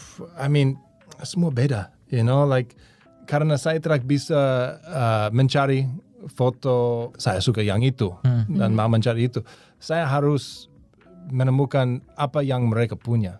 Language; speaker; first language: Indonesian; non-native, learner; English